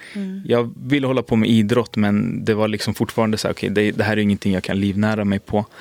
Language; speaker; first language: Swedish; native; Swedish